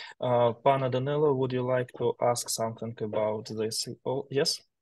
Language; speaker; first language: English; non-native, learner; Ukrainian